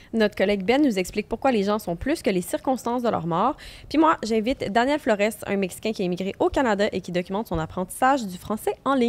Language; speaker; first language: French; native; French